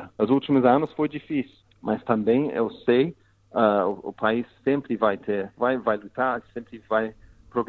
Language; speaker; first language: Portuguese; non-native, fluent; English